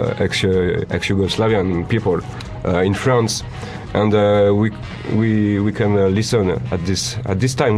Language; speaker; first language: English; non-native, learner; French